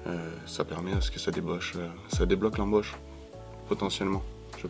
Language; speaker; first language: French; native; French